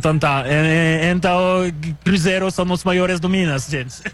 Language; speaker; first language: Portuguese; non-native, learner; French